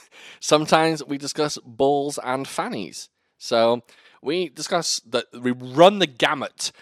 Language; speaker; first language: English; native; English